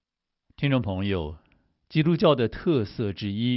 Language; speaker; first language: Chinese; native; Chinese